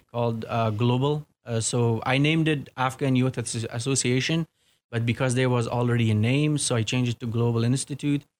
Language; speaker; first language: English; non-native, fluent; Persian